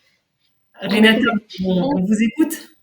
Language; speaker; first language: French; native; French